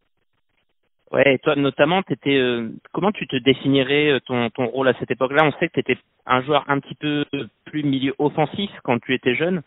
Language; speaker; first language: French; native; French